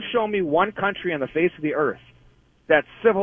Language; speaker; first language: English; native; English